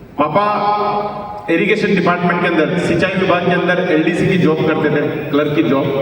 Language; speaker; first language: Hindi; native; Hindi